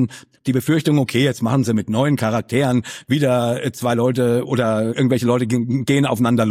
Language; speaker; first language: German; native; German